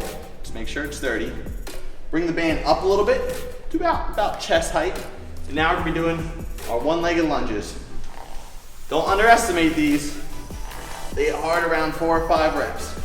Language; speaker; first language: English; native; English